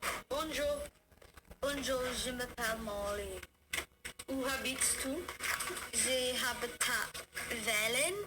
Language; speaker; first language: French; non-native, learner; English